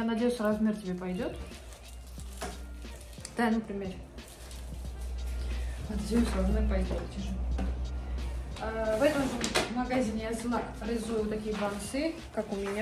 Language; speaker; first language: Russian; native; Russian